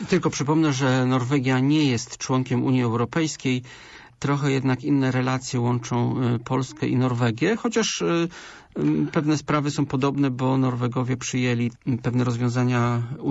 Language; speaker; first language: Polish; native; Polish